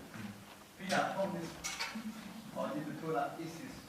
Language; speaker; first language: Danish; non-native, learner; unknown